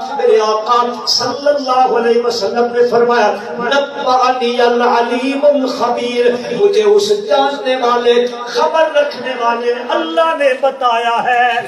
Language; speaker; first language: Urdu; non-native, local second language; Punjabi